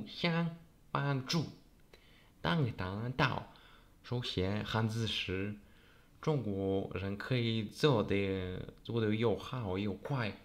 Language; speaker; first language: Chinese; non-native, learner; Polish